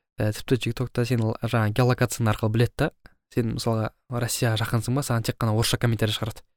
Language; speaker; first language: Kazakh; native; Kazakh